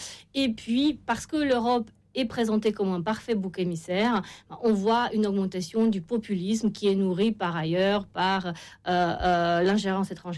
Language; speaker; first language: French; non-native, fluent; Romanian